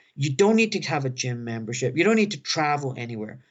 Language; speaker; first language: English; native; English